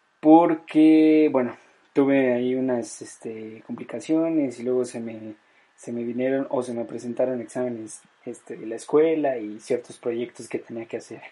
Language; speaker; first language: Spanish; native; Spanish